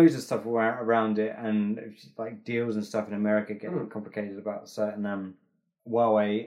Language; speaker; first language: English; native; English